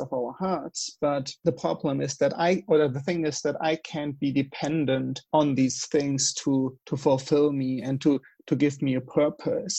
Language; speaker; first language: English; non-native, fluent; German